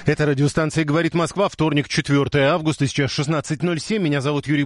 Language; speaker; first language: Russian; native; Russian